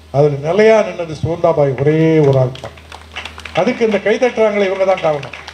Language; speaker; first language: Tamil; native; Tamil